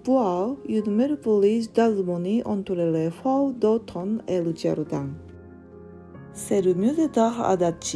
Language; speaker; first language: French; non-native, learner; Japanese